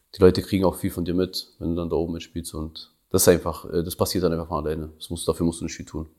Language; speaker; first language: German; early bilingual, other home language; Albanian